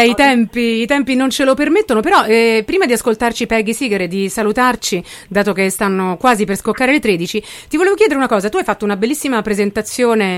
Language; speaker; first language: Italian; native; Italian